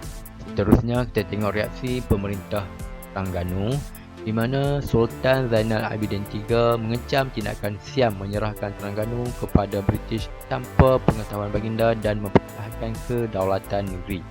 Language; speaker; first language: Malay; native; Malay